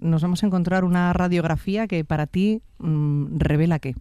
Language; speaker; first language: Spanish; native; Spanish